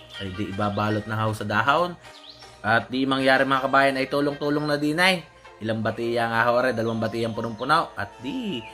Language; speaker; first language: Filipino; native; Filipino